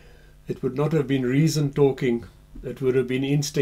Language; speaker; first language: English; native; English